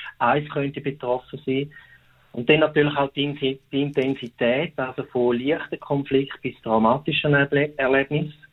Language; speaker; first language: German; native; German